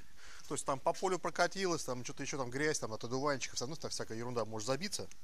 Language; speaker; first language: Russian; native; Russian